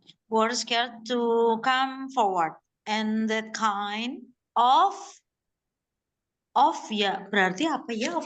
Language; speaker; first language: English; non-native, learner; Indonesian